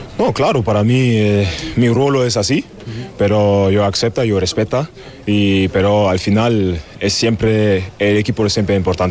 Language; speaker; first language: Spanish; non-native, fluent; German